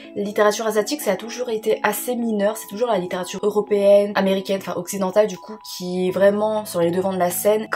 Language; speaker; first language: French; early bilingual, other home language; Vietnamese